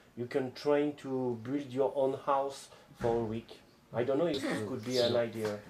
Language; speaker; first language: English; non-native, fluent; French